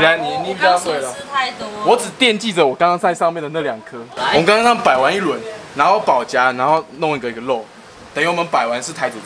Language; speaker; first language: Chinese; native; Chinese